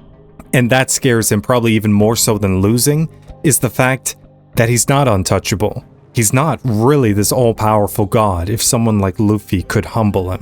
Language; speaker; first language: English; native; English